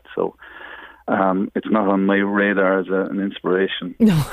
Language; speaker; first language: English; native; English